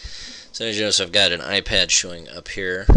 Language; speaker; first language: English; native; English